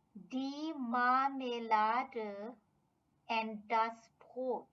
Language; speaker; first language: German; non-native, fluent; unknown